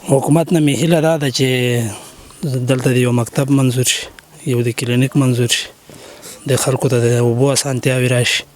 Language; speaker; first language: Pashto; non-native, local second language; Gujari